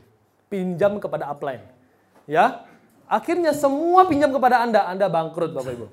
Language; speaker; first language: Indonesian; native; Indonesian